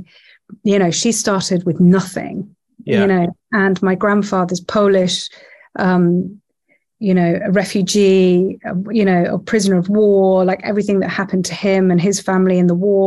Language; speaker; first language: English; native; English